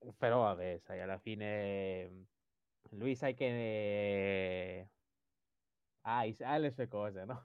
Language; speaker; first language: Italian; early bilingual, other home language; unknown